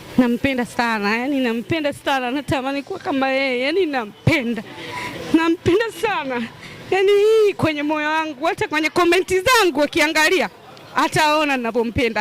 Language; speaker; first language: Swahili; native; Swahili